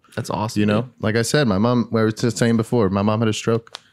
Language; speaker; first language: English; native; English